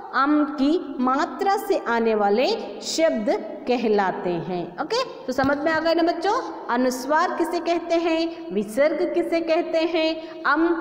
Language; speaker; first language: Hindi; non-native, local second language; Kannada